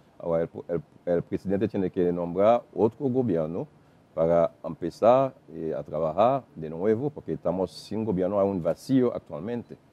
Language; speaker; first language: Spanish; non-native, fluent; Haitian Creole